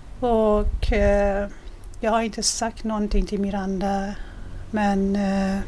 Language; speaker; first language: Swedish; non-native, fluent; Persian